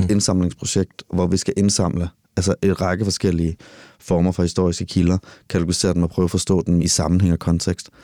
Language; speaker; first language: Danish; native; Danish